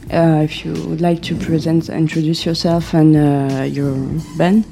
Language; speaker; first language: English; non-native, learner; French